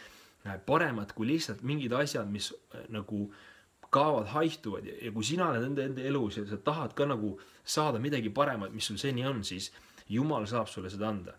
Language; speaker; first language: Estonian; native; Estonian